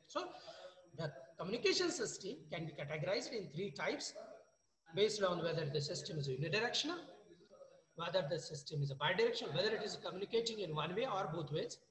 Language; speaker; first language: English; non-native, local second language; Marathi